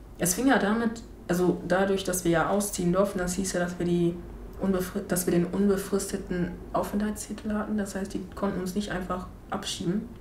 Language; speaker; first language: German; early bilingual, other home language; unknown